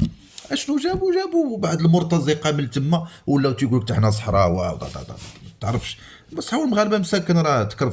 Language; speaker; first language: Arabic; native; Arabic